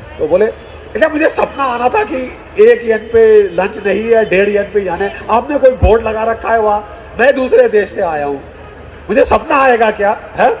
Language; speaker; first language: Hindi; native; Hindi